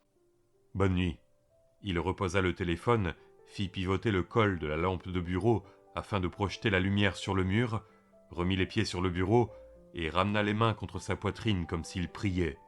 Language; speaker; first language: French; native; French